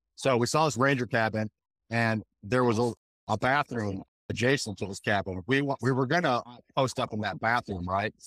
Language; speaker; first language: English; native; English